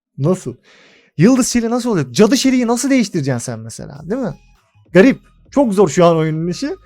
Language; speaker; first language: Turkish; native; Turkish